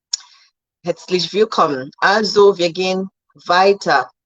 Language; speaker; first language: German; non-native, fluent; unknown